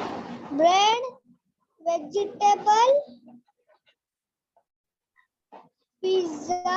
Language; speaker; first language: English; non-native, learner; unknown